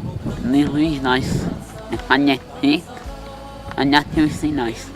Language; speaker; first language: Basque; non-native, learner; Spanish